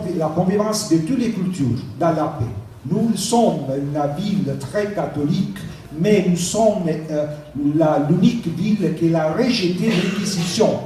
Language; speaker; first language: French; non-native, learner; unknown